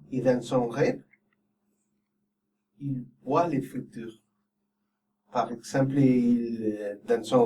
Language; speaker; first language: French; non-native, fluent; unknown